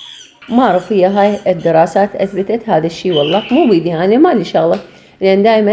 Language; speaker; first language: Arabic; native; Arabic